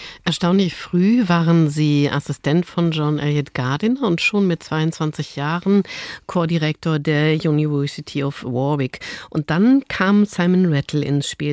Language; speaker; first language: German; native; German